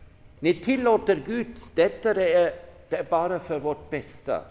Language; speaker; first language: Swedish; non-native, fluent; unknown